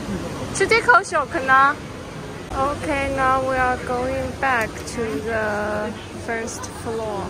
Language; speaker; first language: English; non-native, learner; Chinese